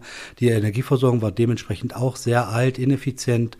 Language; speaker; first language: German; native; German